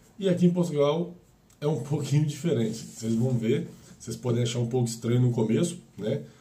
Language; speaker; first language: Portuguese; native; Portuguese